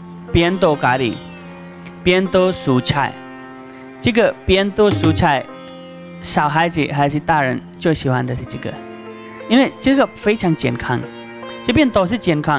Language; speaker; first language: Chinese; non-native, learner; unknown